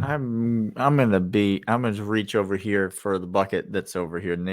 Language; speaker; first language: English; native; English